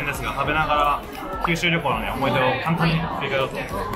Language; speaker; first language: Japanese; native; Japanese